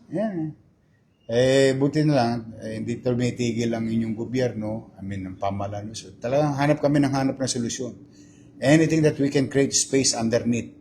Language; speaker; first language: Filipino; native; Filipino